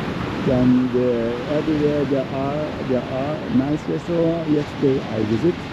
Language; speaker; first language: English; non-native, learner; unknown